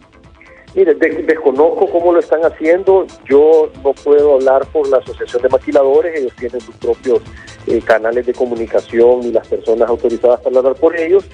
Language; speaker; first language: Spanish; native; Spanish